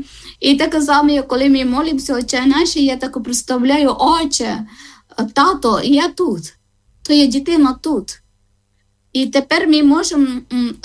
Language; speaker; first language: Ukrainian; non-native, learner; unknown